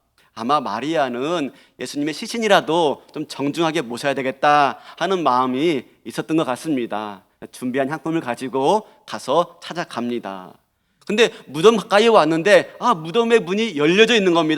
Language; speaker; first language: Korean; native; Korean